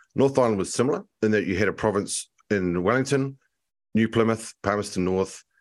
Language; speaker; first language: English; native; English